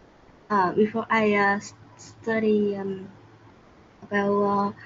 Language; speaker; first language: English; non-native, learner; Vietnamese